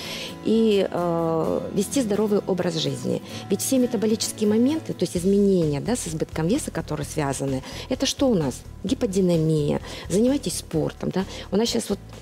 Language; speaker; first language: Russian; native; Russian